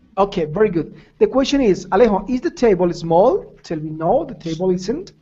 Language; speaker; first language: English; non-native, fluent; Spanish